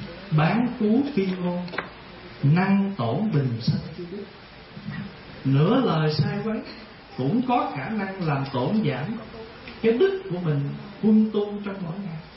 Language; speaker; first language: Vietnamese; early bilingual, heritage; Vietnamese